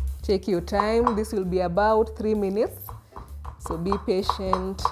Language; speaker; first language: English; non-native, local second language; Swahili